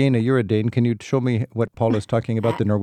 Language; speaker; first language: English; native; English